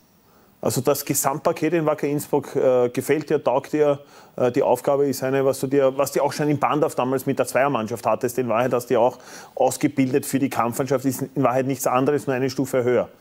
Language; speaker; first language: German; native; German